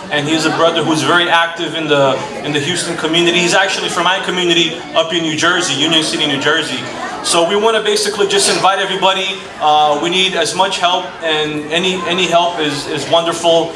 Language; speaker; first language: English; non-native, fluent; Portuguese